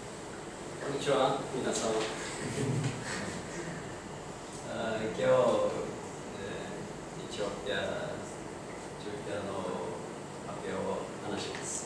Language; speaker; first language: Japanese; non-native, learner; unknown